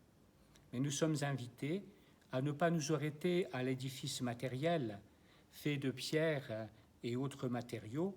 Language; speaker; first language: French; native; French